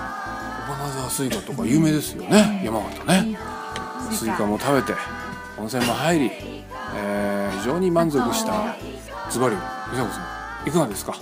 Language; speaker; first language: Japanese; native; Japanese